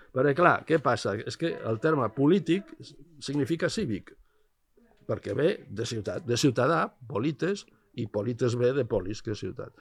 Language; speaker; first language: Catalan; non-native, local second language; Spanish